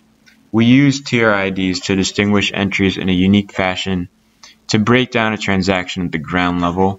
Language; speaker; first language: English; native; English